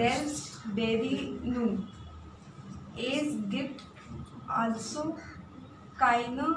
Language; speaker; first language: German; non-native, learner; Marathi